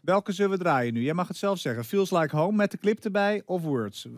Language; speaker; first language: Dutch; native; Dutch